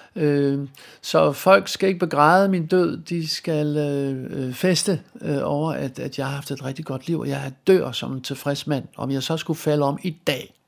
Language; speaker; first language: Danish; non-native, fluent; Dutch